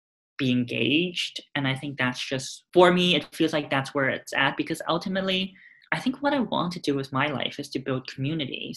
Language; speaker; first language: English; non-native, local second language; Cantonese